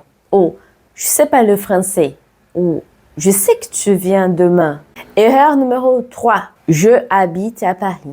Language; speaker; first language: French; non-native, fluent; Portuguese